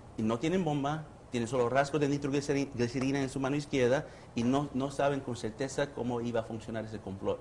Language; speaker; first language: Spanish; early bilingual, heritage; Spanish